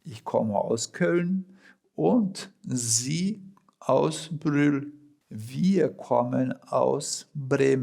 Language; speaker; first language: German; non-native, fluent; Portuguese